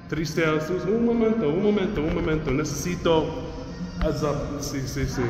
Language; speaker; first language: Spanish; non-native, learner; English